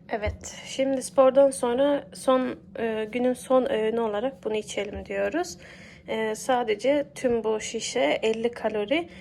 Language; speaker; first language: Turkish; early bilingual, heritage; Turkish